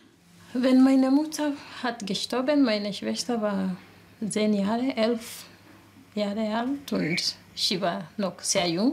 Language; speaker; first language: German; non-native, learner; Swahili